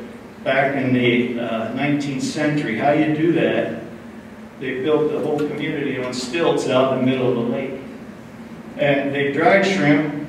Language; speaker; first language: English; native; English